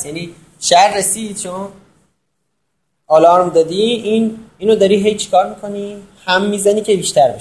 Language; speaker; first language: Persian; native; Persian